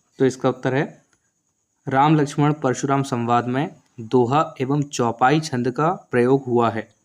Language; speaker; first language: Hindi; native; Hindi